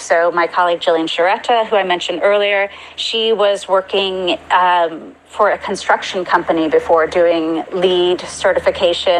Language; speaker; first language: English; native; English